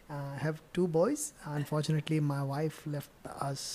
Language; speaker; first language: English; non-native, local second language; Hindi